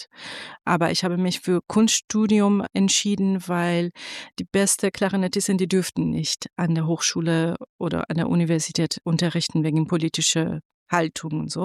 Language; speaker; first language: German; non-native, fluent; Persian